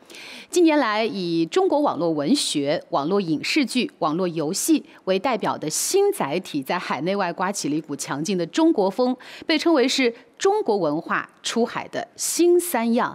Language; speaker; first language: Chinese; native; Chinese